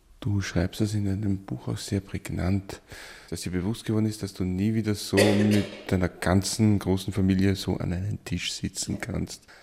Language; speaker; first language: German; native; German